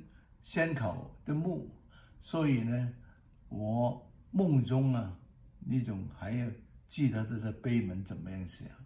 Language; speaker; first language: Chinese; non-native, local second language; Cantonese